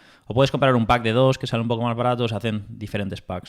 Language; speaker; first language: Spanish; native; Spanish